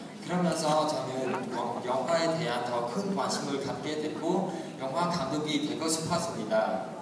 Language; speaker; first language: Korean; non-native, learner; Khmer